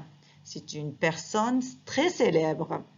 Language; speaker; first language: French; non-native, fluent; Arabic